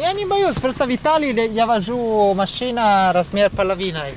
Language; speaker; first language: Russian; non-native, learner; Italian